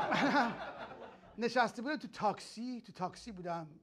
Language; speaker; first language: Persian; early bilingual, heritage; Persian